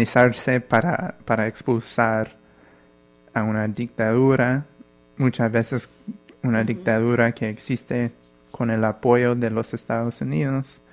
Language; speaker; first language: Spanish; non-native, fluent; English